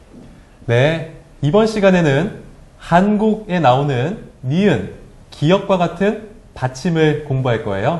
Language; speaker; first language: Korean; native; Korean